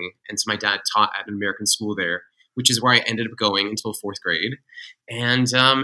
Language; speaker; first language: English; native; English